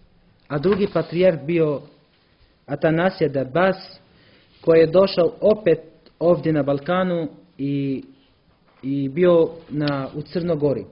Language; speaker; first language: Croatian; non-native, learner; Arabic